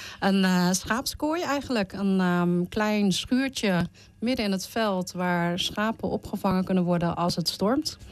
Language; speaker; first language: Dutch; early bilingual, other home language; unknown